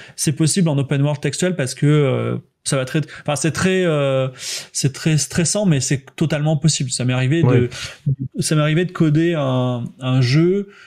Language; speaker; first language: French; native; French